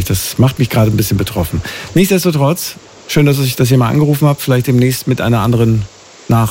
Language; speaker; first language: German; native; German